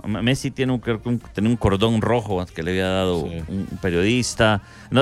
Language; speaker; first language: Spanish; native; Spanish